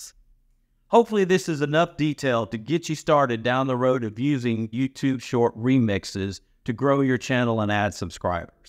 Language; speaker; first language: English; native; English